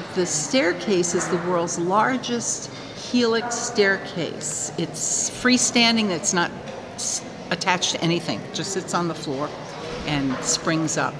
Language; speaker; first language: English; native; English